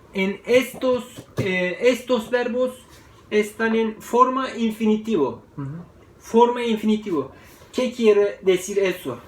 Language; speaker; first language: Spanish; non-native, fluent; Turkish